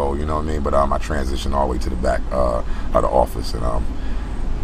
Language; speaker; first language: English; native; English